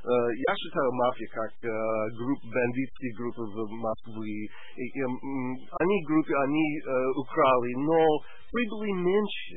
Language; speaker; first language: Russian; non-native, learner; English